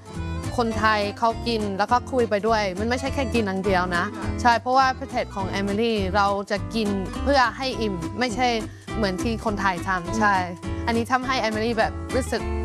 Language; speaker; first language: Thai; non-native, fluent; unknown